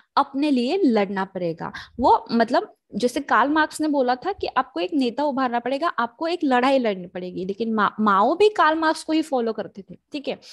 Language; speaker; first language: Hindi; native; Hindi